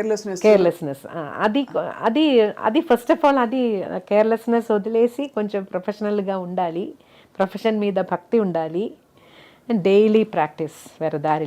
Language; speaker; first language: Telugu; non-native, local second language; Malayalam